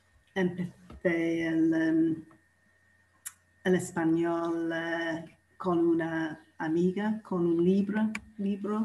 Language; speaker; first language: Spanish; non-native, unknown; English